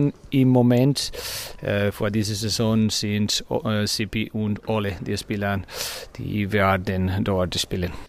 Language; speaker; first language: German; non-native, learner; Spanish